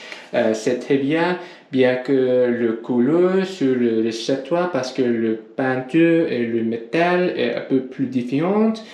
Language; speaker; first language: French; non-native, learner; English